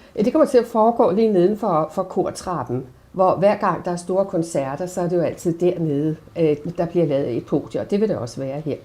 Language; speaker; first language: Danish; native; Danish